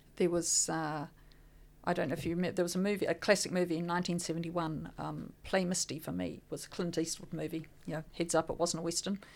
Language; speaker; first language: English; native; English